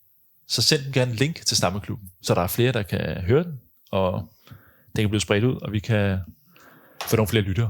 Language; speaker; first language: Danish; native; Danish